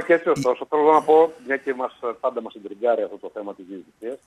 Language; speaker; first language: Greek; native; Greek